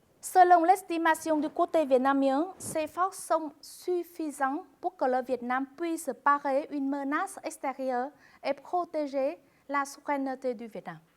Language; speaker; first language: French; non-native, fluent; Vietnamese